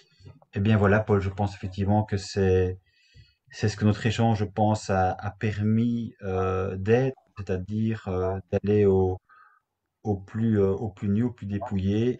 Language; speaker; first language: French; native; French